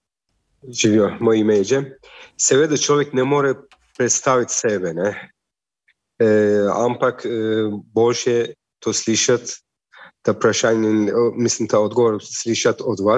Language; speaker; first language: Slovenian; non-native, learner; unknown